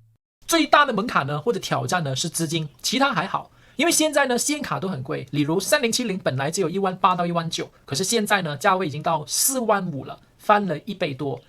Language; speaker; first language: Chinese; early bilingual, heritage; Chinese